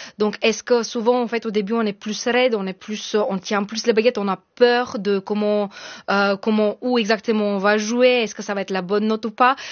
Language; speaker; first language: French; non-native, fluent; Bulgarian